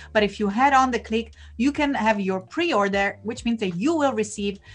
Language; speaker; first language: English; non-native, fluent; Italian